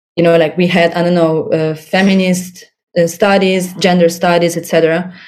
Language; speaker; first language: English; non-native, fluent; Italian